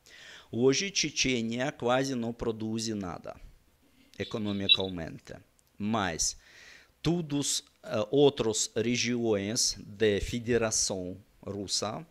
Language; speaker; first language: Portuguese; non-native, learner; Russian